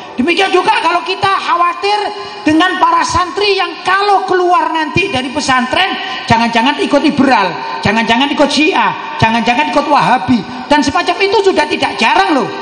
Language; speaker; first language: Indonesian; native; Indonesian